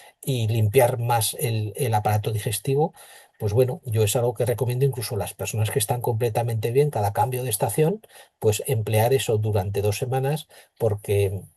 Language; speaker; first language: Spanish; native; Spanish